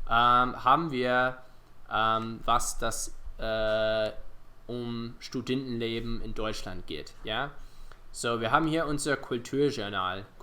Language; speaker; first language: German; non-native, fluent; English